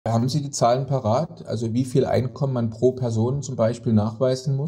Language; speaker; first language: German; native; German